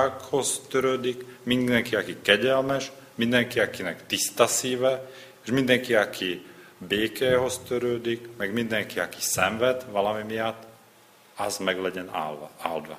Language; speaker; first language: Hungarian; non-native, learner; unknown